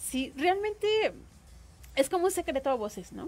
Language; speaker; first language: Spanish; native; Spanish